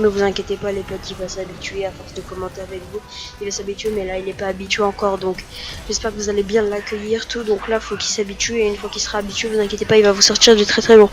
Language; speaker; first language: French; native; French